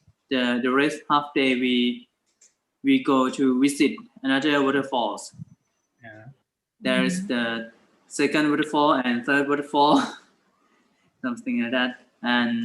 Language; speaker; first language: English; non-native, learner; Thai